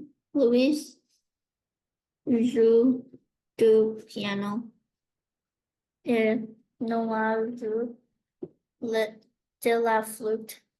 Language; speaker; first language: French; non-native, learner; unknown